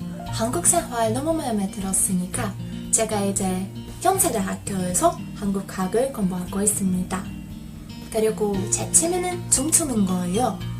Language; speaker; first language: Korean; non-native, learner; Russian